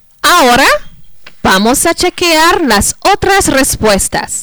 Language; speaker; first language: Spanish; non-native, fluent; English